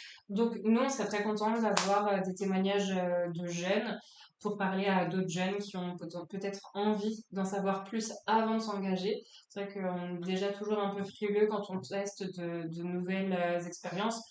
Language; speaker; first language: French; native; French